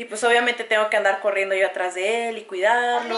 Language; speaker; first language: Spanish; native; Spanish